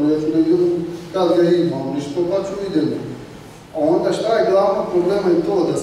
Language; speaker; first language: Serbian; non-native, learner; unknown